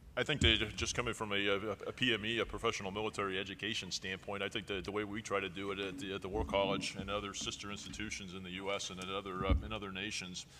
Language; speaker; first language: English; native; English